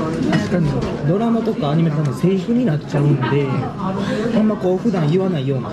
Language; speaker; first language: Japanese; native; Japanese